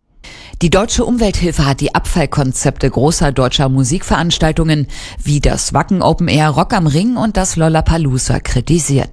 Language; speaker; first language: German; native; German